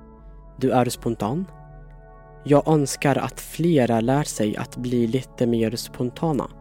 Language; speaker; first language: Swedish; non-native, fluent; Tigrinya